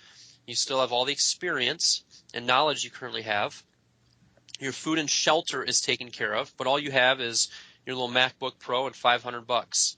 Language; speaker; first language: English; native; English